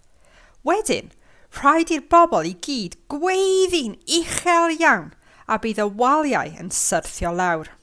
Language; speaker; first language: Welsh; non-native, local second language; English